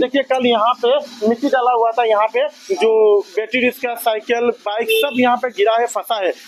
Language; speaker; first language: Hindi; non-native, local second language; Assamese